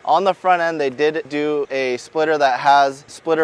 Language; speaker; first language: English; native; English